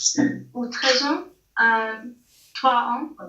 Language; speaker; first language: French; non-native, learner; English